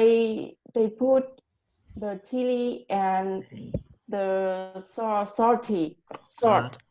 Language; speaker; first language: English; non-native, learner; Vietnamese